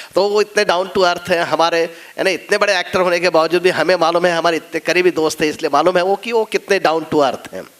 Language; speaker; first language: Hindi; non-native, local second language; Marathi